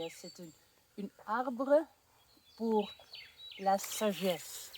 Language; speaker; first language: French; non-native, learner; Dutch